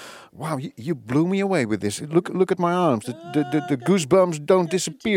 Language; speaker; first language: English; non-native, fluent; Dutch